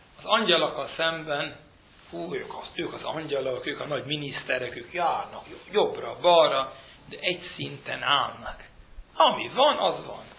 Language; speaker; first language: Hungarian; early bilingual, heritage; Hungarian